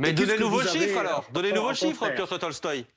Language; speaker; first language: French; native; French